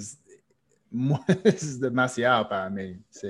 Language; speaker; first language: Spanish; non-native, fluent; English